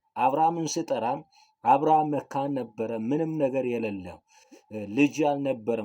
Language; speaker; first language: Amharic; non-native, local second language; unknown